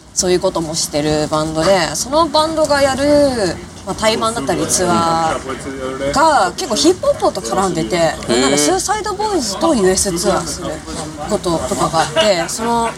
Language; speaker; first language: Japanese; early bilingual, heritage; Japanese